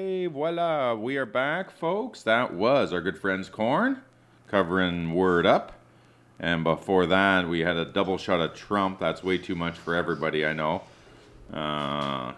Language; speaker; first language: English; early bilingual, other home language; French